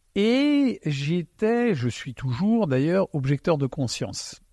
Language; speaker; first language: French; non-native, local second language; Swiss German